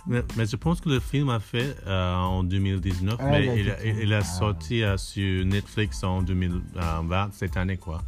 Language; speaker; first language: French; non-native, learner; English